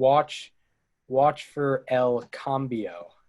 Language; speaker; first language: English; native; English